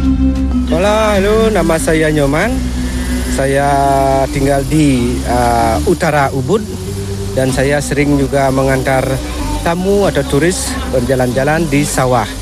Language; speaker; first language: Indonesian; non-native, local second language; Balinese